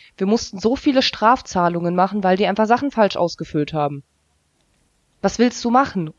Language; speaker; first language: German; early bilingual, other home language; Russian